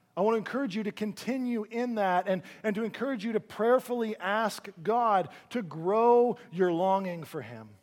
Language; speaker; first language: English; native; English